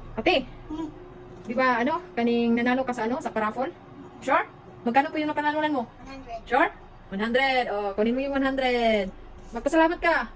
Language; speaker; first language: Filipino; native; Filipino